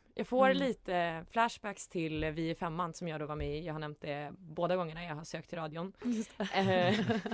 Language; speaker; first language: Swedish; native; Swedish